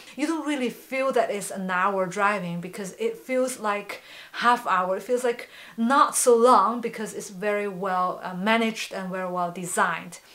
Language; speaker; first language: English; non-native, fluent; Chinese